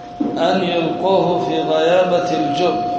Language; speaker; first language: Arabic; native; Arabic